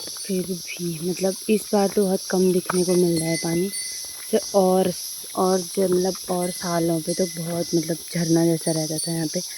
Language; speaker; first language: Hindi; native; Hindi